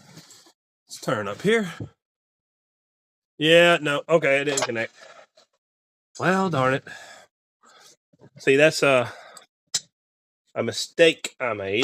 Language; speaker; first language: English; native; English